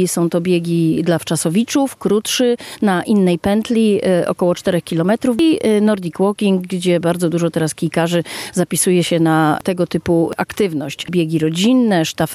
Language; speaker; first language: Polish; native; Polish